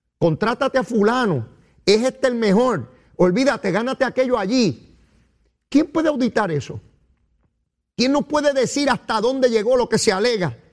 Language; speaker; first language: Spanish; native; Spanish